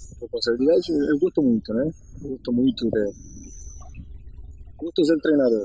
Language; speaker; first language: Portuguese; non-native, learner; Spanish